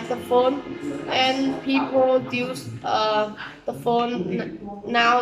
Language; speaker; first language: English; non-native, learner; Vietnamese